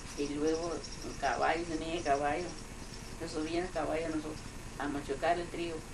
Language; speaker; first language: Spanish; non-native, local second language; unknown